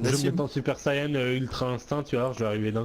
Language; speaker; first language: French; native; French